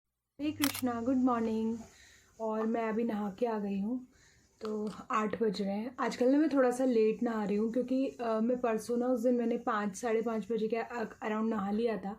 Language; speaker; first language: Hindi; native; Hindi